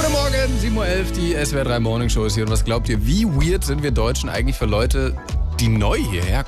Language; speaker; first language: German; native; German